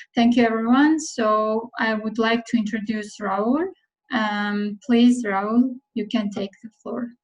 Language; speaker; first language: English; non-native, fluent; Armenian